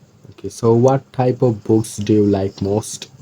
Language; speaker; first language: English; non-native, fluent; Bangla